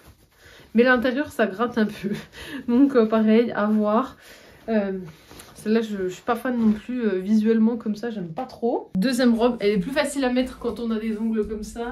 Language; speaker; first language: French; native; French